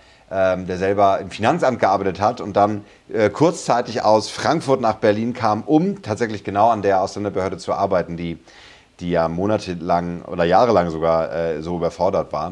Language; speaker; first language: German; native; German